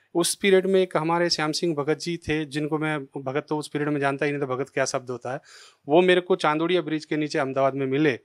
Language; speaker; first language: Hindi; native; Hindi